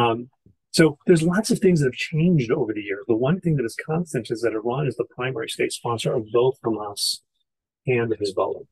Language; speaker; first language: English; native; English